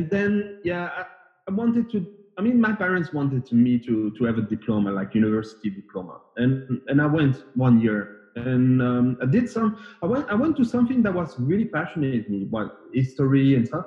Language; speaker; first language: English; non-native, fluent; French